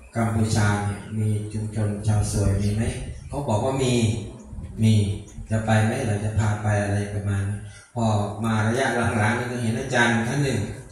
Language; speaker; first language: Thai; non-native, local second language; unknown